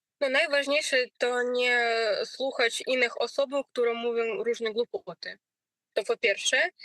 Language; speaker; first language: Polish; non-native, learner; Ukrainian